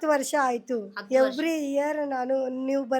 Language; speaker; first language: Kannada; non-native, learner; Hindi